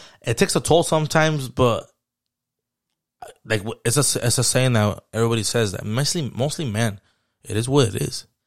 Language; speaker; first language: English; early bilingual, other home language; Spanish